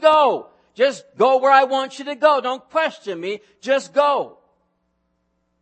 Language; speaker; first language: English; native; English